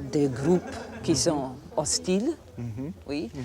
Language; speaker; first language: French; non-native, fluent; Croatian